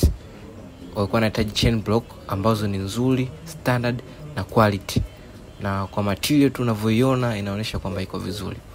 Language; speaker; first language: Swahili; native; Swahili